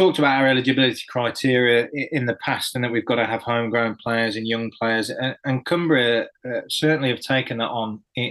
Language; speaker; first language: English; native; English